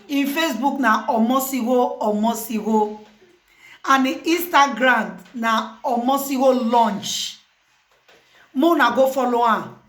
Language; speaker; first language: Nigerian Pidgin; non-native, local second language; Bini